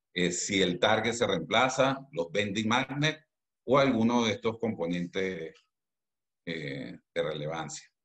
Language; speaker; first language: Spanish; native; Spanish